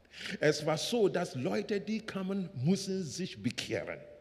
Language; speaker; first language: German; non-native, learner; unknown